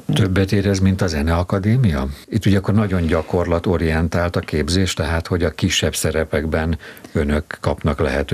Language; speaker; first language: Hungarian; native; Hungarian